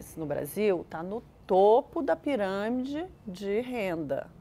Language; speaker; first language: Portuguese; native; Portuguese